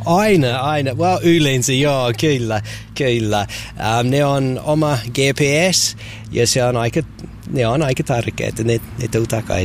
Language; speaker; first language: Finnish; non-native, learner; English